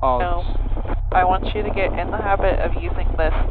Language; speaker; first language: English; native; English